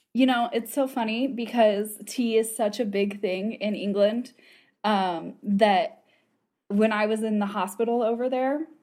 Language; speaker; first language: English; native; English